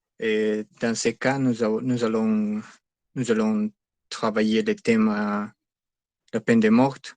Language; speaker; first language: French; non-native, learner; Spanish